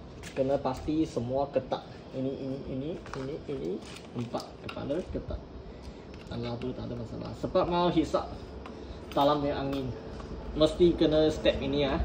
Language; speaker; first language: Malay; non-native, local second language; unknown